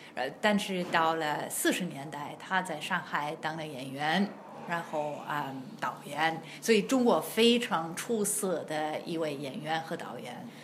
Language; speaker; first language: Chinese; non-native, fluent; German